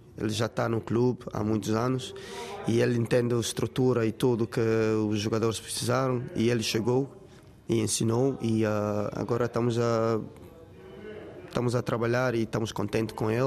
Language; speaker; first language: Portuguese; non-native, fluent; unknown